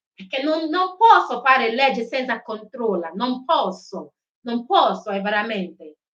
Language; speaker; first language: Italian; non-native, learner; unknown